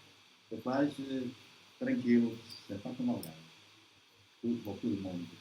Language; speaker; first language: French; non-native, learner; Portuguese